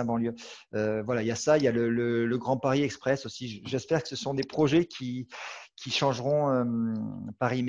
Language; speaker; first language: French; native; French